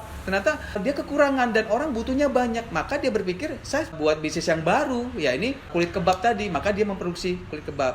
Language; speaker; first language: Indonesian; native; Indonesian